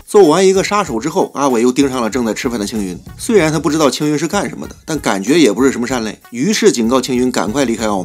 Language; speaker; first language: Chinese; native; Chinese